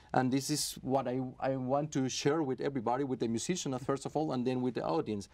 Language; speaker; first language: English; non-native, fluent; Spanish